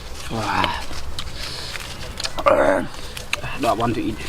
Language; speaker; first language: English; non-native, learner; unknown